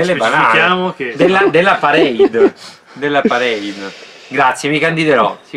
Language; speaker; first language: Italian; native; Italian